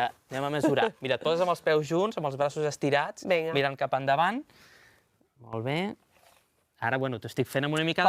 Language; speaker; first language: Catalan; native; Catalan